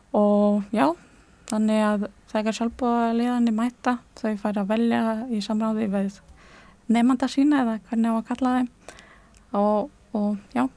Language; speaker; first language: Icelandic; non-native, fluent; Latvian